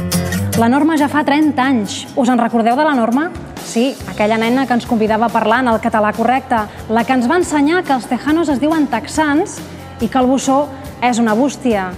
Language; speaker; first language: Catalan; native; Catalan